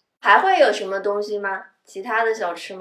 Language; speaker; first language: Chinese; native; Chinese